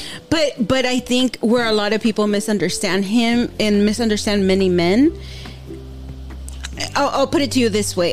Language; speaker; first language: English; early bilingual, other home language; Spanish